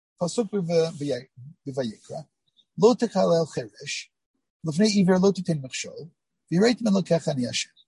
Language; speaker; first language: Hebrew; non-native, fluent; English